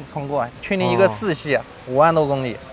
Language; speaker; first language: Chinese; native; Chinese